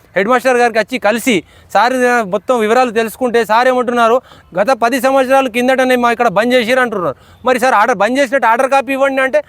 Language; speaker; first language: Telugu; non-native, local second language; Urdu